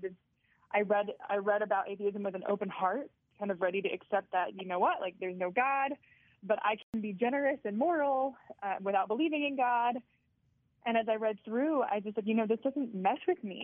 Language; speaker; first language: English; native; English